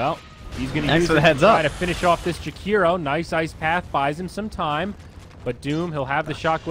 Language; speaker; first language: English; native; English